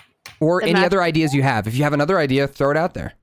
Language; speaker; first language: English; native; English